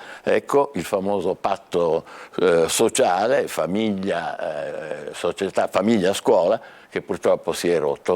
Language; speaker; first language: Italian; native; Italian